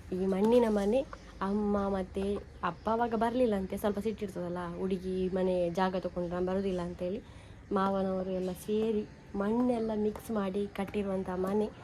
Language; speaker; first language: Kannada; non-native, local second language; Tulu